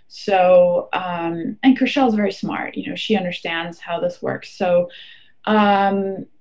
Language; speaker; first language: English; non-native, fluent; German